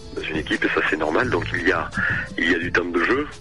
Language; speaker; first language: French; native; French